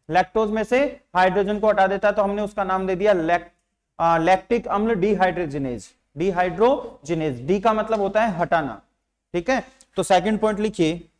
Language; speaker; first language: Hindi; native; Hindi